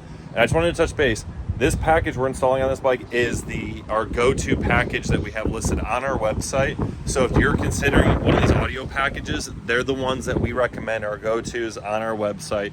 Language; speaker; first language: English; native; English